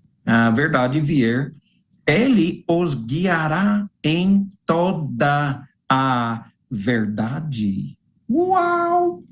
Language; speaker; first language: Portuguese; non-native, fluent; English